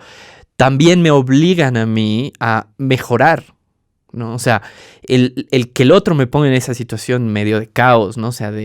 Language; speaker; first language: Spanish; native; Spanish